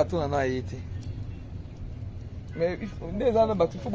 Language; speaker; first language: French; non-native, local second language; Lingala